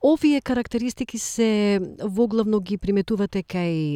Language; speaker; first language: Macedonian; native; Macedonian